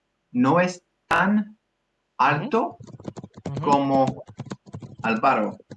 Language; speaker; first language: Spanish; non-native, learner; English